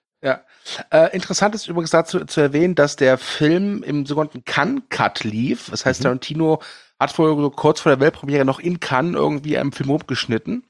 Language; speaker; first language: German; native; German